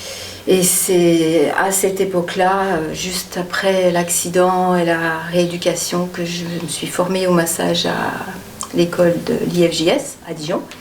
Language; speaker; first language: French; native; French